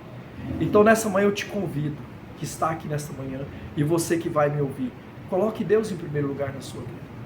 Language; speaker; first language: Portuguese; native; Portuguese